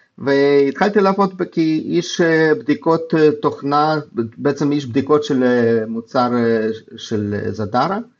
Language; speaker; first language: Hebrew; non-native, fluent; Russian